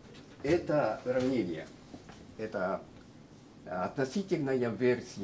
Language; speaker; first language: Russian; non-native, learner; Japanese